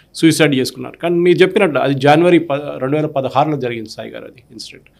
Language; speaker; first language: Telugu; non-native, local second language; Malayalam